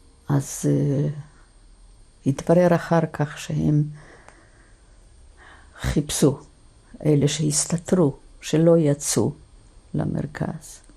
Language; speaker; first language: Hebrew; non-native, fluent; Polish